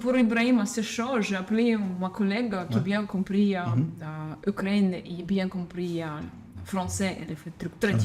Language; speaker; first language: French; non-native, learner; Ukrainian